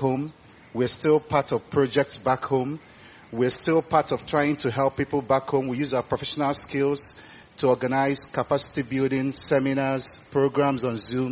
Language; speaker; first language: English; non-native, local second language; Igbo